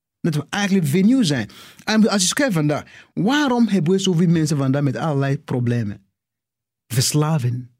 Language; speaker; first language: Dutch; non-native, fluent; English